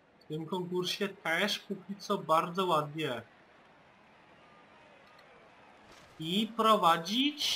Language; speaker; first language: Polish; native; Polish